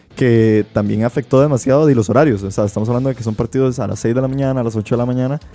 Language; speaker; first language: Spanish; native; Spanish